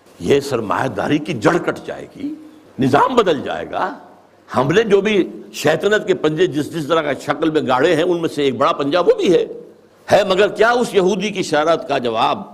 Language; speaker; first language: Urdu; native; Urdu